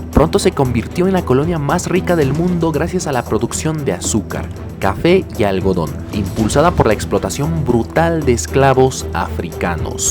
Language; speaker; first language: Spanish; native; Spanish